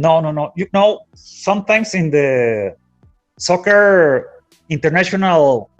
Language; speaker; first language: English; non-native, fluent; Spanish